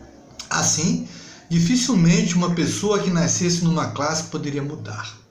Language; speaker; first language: Portuguese; native; Portuguese